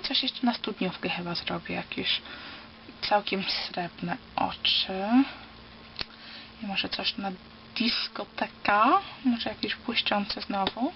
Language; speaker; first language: Polish; early bilingual, heritage; Polish